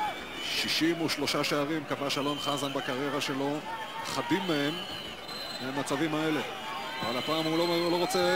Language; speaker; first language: Hebrew; native; Hebrew